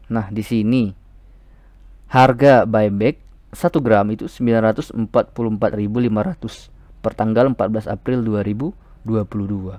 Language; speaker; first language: Indonesian; native; Indonesian